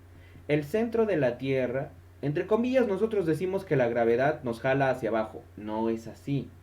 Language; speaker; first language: Spanish; native; Spanish